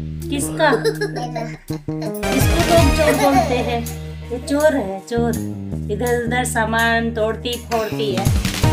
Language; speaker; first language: Hindi; native; Hindi